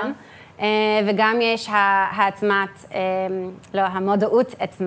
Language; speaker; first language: Hebrew; early bilingual, heritage; English